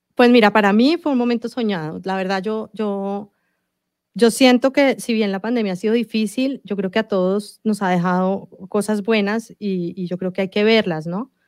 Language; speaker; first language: Spanish; native; Spanish